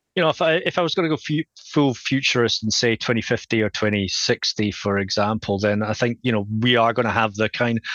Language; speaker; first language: English; native; English